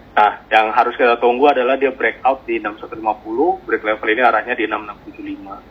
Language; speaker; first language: Indonesian; native; Indonesian